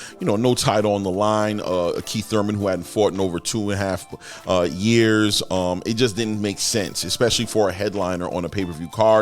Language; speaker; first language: English; native; English